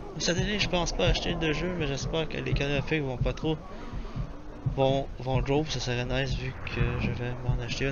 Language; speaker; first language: French; native; French